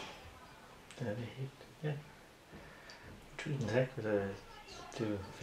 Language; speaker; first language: Danish; non-native, learner; English